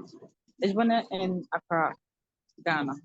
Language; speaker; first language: German; non-native, learner; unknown